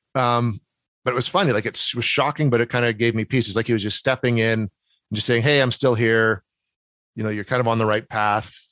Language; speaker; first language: English; native; English